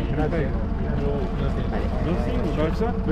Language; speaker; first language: Italian; non-native, learner; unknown